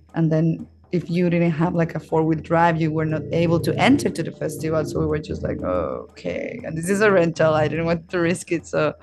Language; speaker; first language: English; non-native, fluent; Spanish